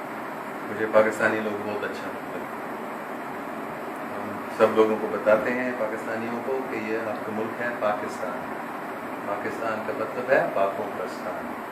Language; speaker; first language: Hindi; non-native, local second language; English